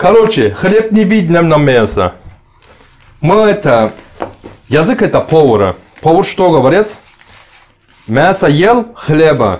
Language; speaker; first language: Russian; non-native, learner; Turkish